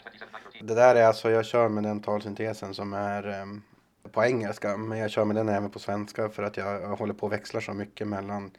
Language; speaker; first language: Swedish; native; Swedish